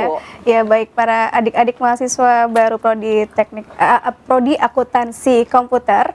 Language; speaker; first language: Indonesian; native; Indonesian